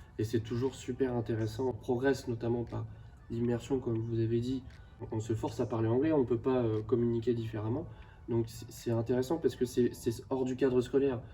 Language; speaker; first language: French; native; French